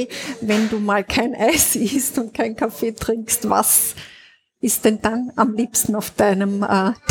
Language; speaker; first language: German; native; German